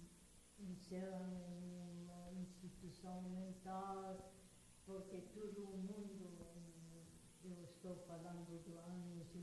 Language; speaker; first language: Portuguese; non-native, fluent; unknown